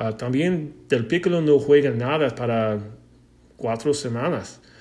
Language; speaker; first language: Spanish; non-native, learner; English